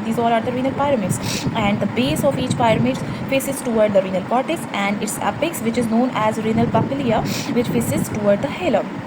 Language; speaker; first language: English; non-native, local second language; Hindi